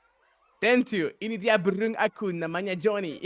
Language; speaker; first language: Indonesian; non-native, learner; English